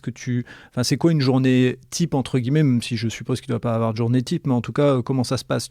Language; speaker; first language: French; native; French